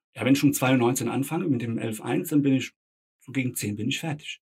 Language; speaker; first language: German; early bilingual, other home language; Bosnian